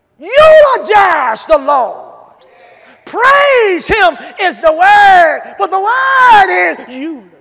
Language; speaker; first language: English; native; English